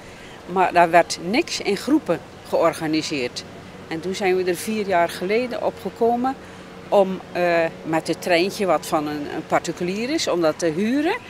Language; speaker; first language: Dutch; native; Dutch